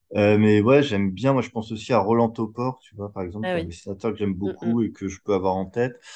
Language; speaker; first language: French; native; French